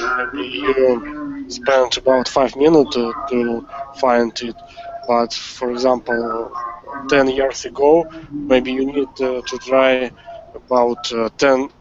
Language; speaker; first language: English; non-native, learner; Russian